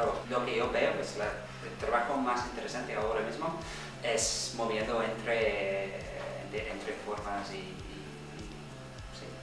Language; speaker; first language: Spanish; non-native, fluent; English